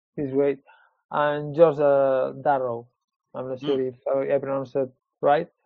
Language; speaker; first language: English; non-native, fluent; Spanish